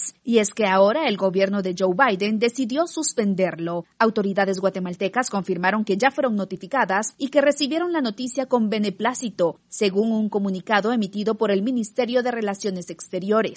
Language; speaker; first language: Spanish; native; Spanish